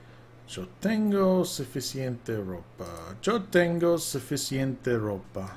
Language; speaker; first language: Spanish; non-native, learner; English